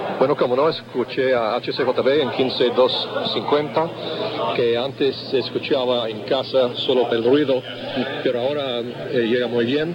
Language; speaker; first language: Spanish; non-native, fluent; English